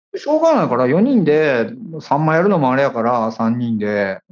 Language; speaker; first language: Japanese; native; Japanese